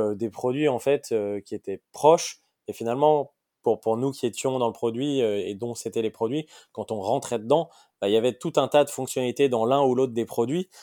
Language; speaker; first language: French; native; French